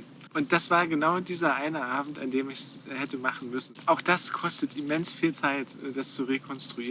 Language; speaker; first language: German; native; German